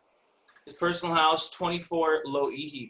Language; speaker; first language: English; native; English